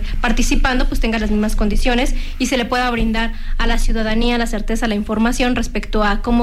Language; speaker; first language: Spanish; native; Spanish